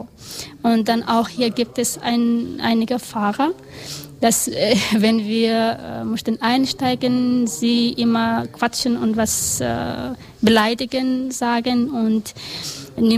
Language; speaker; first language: German; non-native, learner; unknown